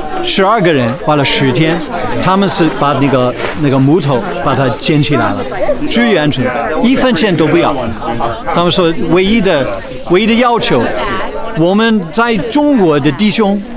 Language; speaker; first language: Chinese; non-native, fluent; English